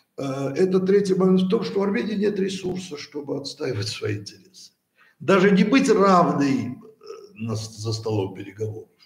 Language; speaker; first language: Russian; native; Russian